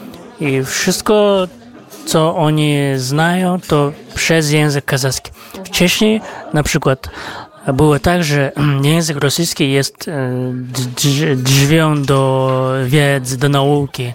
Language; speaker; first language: Polish; non-native, fluent; Kazakh